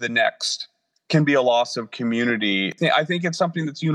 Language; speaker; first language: English; native; English